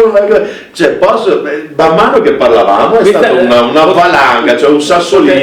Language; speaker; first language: Italian; native; Italian